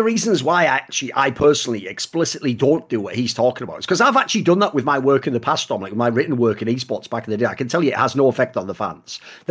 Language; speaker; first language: English; native; English